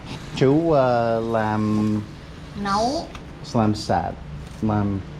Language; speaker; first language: Vietnamese; non-native, learner; English